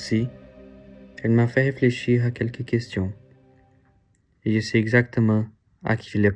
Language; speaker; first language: French; non-native, fluent; Portuguese